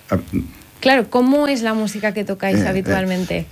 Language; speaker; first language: Portuguese; non-native, learner; Catalan